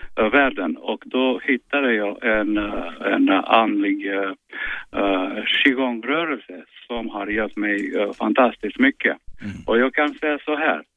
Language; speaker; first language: Swedish; non-native, fluent; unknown